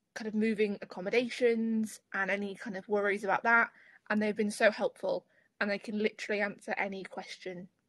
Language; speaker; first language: English; native; English